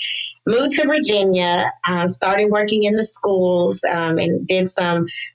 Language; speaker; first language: English; native; English